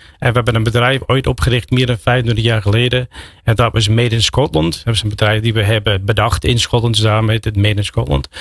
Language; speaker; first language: Dutch; non-native, fluent; English